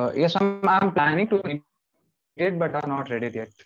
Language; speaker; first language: English; non-native, local second language; Hindi